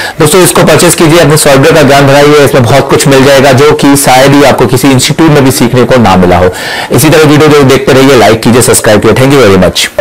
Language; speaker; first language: Hindi; native; Hindi